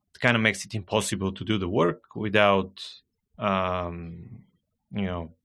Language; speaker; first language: English; non-native, fluent; Bulgarian